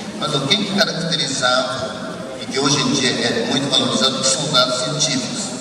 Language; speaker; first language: Portuguese; early bilingual, other home language; Japanese